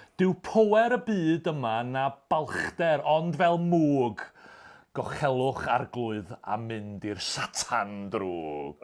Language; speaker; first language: Welsh; native; Welsh